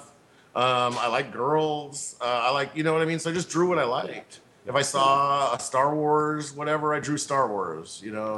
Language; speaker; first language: English; native; English